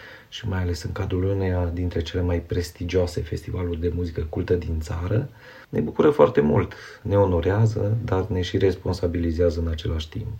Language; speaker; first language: Romanian; native; Romanian